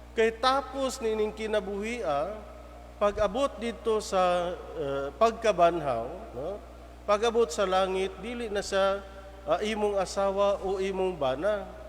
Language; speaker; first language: Cebuano; native; Cebuano